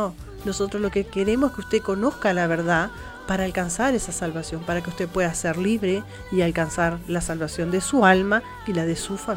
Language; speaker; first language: Spanish; native; Spanish